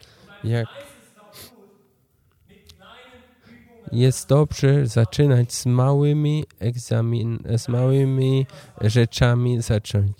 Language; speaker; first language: Polish; non-native, learner; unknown